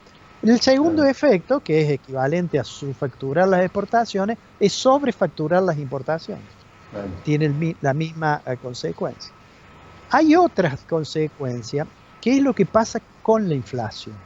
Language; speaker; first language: Spanish; native; Spanish